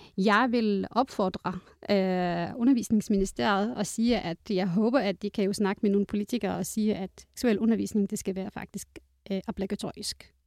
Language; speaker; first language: Danish; non-native, fluent; Arabic